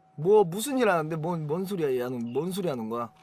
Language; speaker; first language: Korean; native; Korean